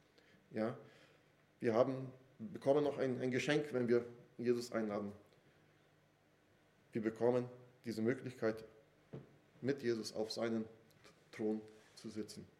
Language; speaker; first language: German; non-native, fluent; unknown